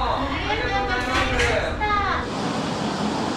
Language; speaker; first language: Japanese; native; Japanese